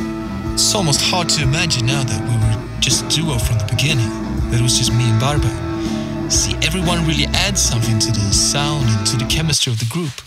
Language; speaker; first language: English; non-native, fluent; Swedish